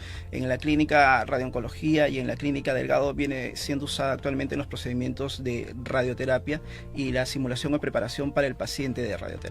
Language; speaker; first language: Spanish; native; Spanish